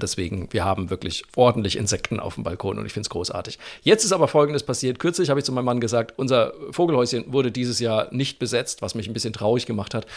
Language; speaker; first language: German; native; German